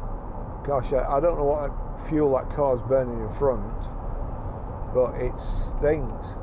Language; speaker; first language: English; native; English